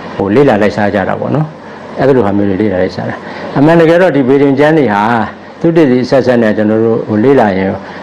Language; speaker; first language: Burmese; native; Burmese